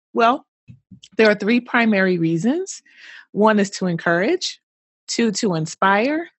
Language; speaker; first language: English; native; English